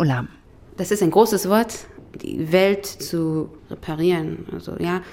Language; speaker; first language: German; non-native, learner; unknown